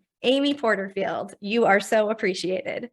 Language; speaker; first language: English; native; English